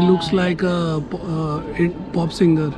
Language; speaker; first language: English; non-native, local second language; Hindi